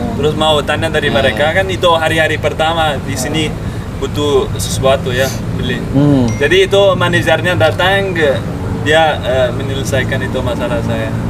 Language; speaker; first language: Indonesian; non-native, fluent; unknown